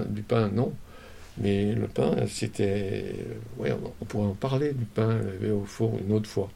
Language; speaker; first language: French; native; French